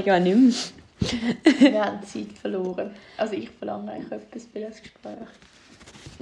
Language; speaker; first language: German; native; German